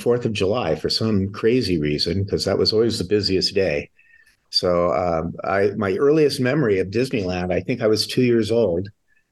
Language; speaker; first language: English; native; English